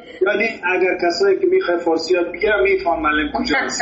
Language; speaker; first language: Persian; native; Persian